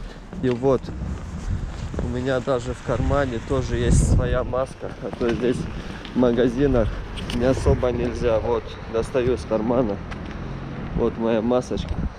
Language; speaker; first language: Russian; non-native, fluent; Romanian